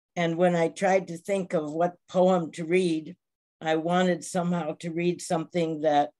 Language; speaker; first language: English; native; English